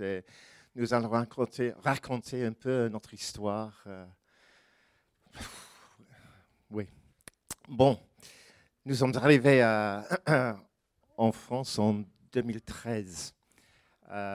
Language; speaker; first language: French; non-native, fluent; English